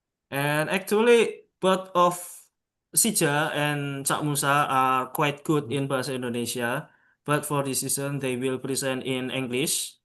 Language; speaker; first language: English; non-native, local second language; Javanese